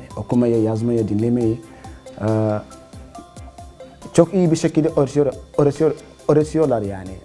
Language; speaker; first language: Turkish; non-native, fluent; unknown